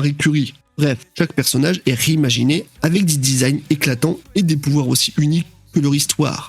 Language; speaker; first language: French; native; French